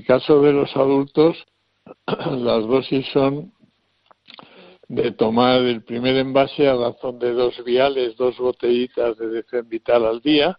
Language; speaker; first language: Spanish; native; Spanish